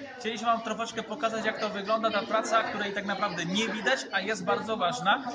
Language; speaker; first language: Polish; native; Polish